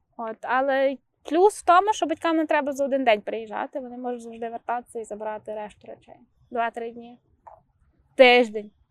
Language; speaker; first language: Ukrainian; native; Ukrainian